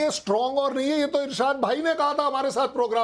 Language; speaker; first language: Hindi; native; Hindi